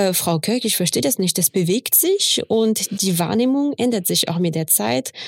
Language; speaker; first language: German; non-native, fluent; French